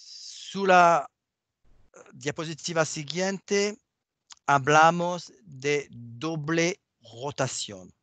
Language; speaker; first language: Spanish; non-native, learner; French